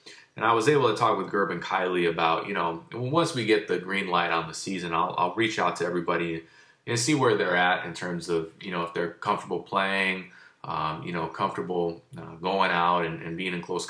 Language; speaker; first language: English; native; English